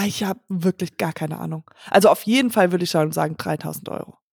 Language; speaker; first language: German; native; German